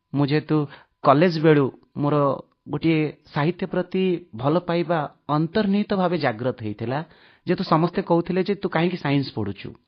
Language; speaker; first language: Odia; native; Odia